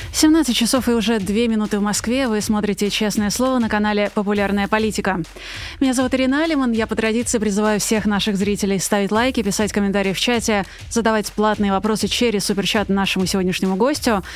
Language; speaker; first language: Russian; native; Russian